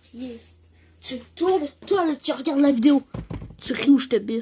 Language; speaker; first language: French; native; French